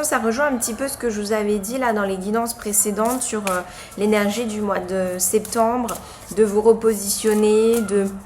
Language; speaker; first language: French; native; French